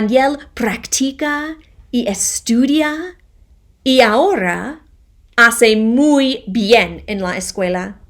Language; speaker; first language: Spanish; non-native, fluent; English